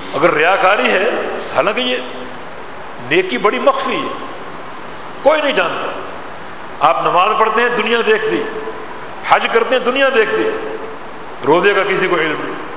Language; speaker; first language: Urdu; non-native, local second language; Punjabi